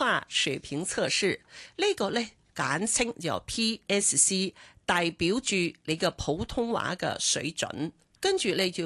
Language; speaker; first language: Cantonese; non-native, local second language; Chinese